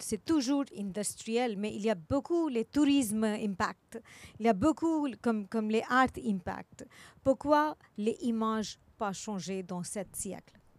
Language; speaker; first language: French; non-native, learner; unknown